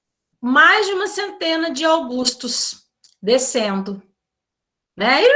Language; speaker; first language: Portuguese; native; Portuguese